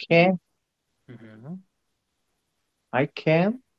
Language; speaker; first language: English; non-native, learner; Spanish